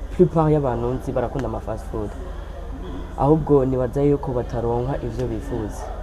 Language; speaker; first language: Rundi; non-native, local second language; Swahili